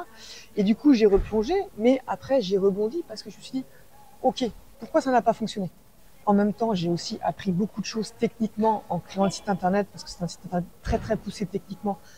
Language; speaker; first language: French; native; French